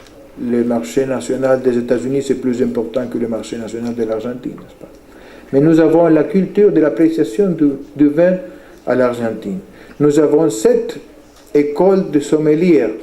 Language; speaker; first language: French; non-native, fluent; Spanish